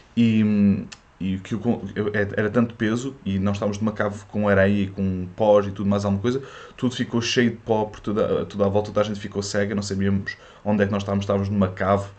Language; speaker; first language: Portuguese; early bilingual, other home language; French